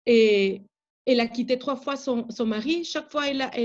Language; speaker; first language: French; non-native, fluent; Spanish